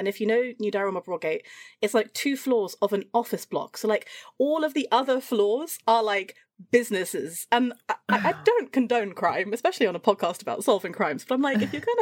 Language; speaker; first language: English; native; English